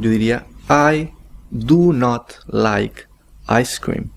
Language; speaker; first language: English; non-native, fluent; Spanish